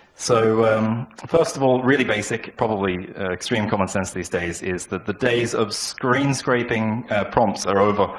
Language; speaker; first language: English; native; English